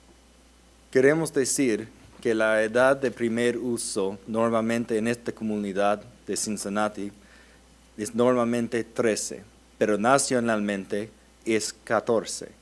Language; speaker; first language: Spanish; early bilingual, heritage; Spanish